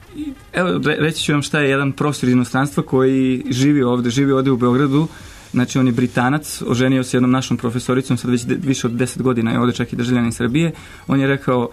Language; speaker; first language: Serbian; native; Serbian